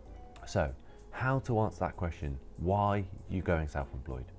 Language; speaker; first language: English; native; English